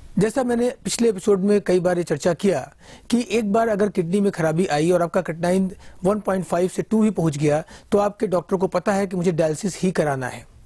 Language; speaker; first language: Hindi; native; Hindi